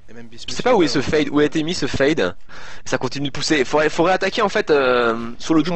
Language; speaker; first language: French; native; French